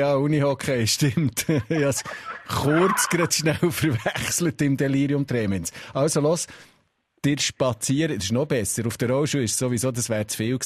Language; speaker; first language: German; native; German